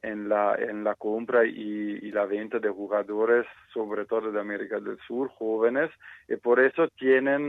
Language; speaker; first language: Spanish; non-native, fluent; Italian